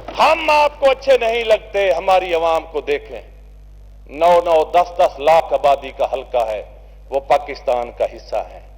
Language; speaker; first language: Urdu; non-native, local second language; Saraiki